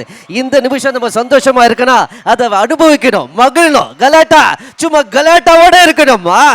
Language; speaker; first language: Tamil; native; Tamil